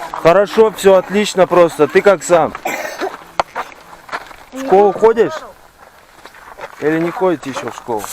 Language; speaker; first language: Russian; native; Russian